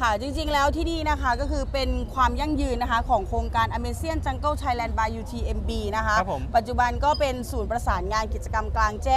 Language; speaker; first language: Thai; native; Thai